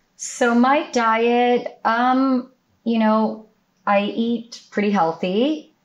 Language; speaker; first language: English; native; English